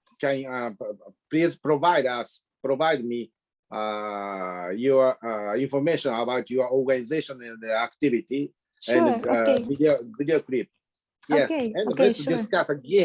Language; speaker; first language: English; non-native, learner; Japanese